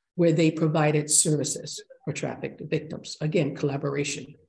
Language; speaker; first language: English; native; English